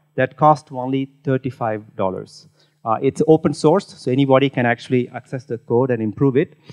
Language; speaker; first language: English; non-native, local second language; Tamil